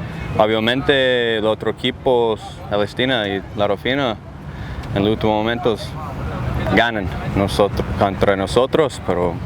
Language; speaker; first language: Spanish; non-native, learner; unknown